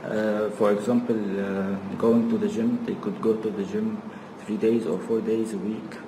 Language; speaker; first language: English; non-native, fluent; Arabic